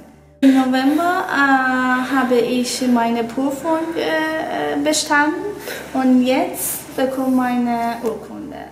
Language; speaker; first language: German; non-native, learner; Persian